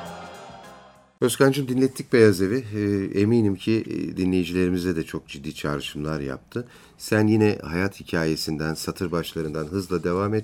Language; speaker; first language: Turkish; native; Turkish